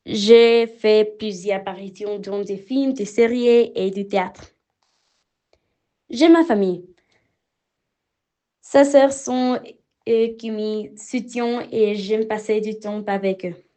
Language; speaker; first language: French; non-native, learner; Spanish